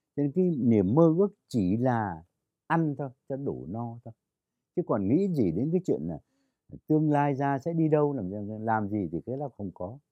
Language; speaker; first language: Vietnamese; native; Vietnamese